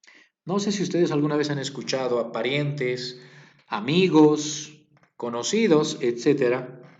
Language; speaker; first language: Spanish; native; Spanish